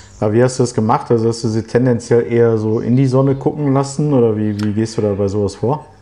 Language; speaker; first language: German; early bilingual, other home language; Turkish